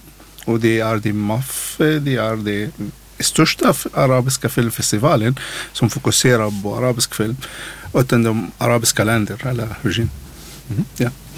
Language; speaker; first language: Swedish; non-native, learner; Arabic